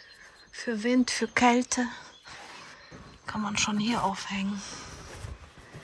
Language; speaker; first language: German; non-native, fluent; Ukrainian